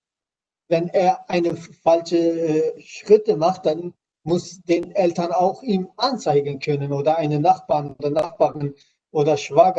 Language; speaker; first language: German; non-native, learner; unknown